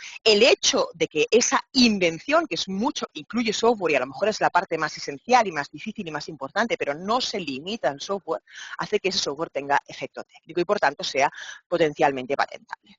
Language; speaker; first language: Spanish; native; Spanish